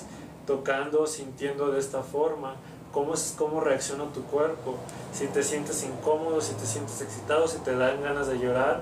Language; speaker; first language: Spanish; native; Spanish